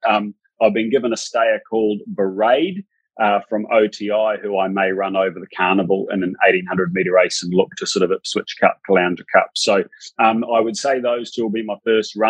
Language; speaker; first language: English; native; English